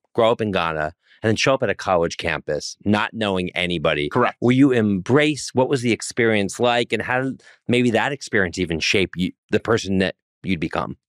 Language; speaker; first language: English; native; English